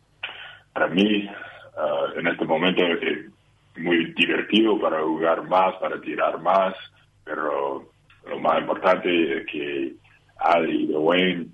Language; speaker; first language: Spanish; non-native, learner; English